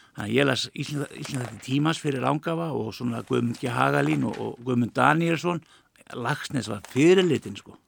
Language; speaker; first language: Icelandic; native; Icelandic